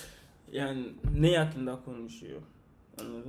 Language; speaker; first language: Turkish; non-native, learner; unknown